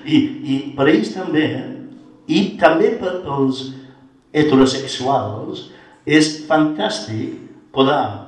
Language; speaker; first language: Catalan; non-native, fluent; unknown